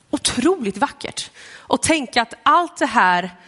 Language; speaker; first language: Swedish; native; Swedish